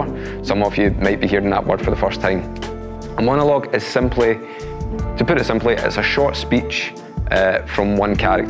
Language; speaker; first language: English; native; English